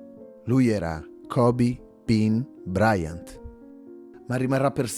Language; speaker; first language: Italian; native; Italian